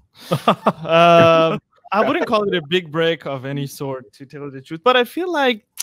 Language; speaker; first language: English; non-native, fluent; Persian